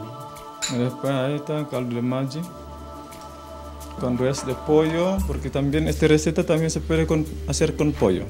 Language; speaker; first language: Spanish; non-native, fluent; Indonesian